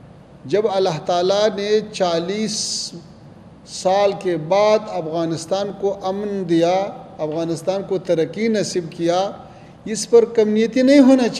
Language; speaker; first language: Hindi; non-native, fluent; Pashto